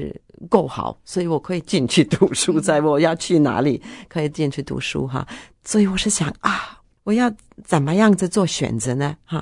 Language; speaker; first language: Chinese; non-native, fluent; Norwegian